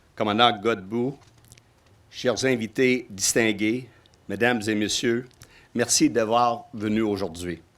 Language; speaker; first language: French; non-native, learner; English